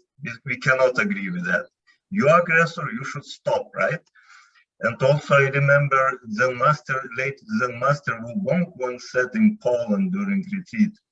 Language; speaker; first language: English; non-native, fluent; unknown